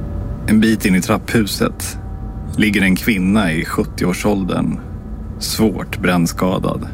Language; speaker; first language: Swedish; native; Swedish